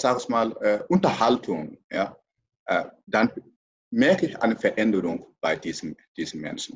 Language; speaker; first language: German; non-native, fluent; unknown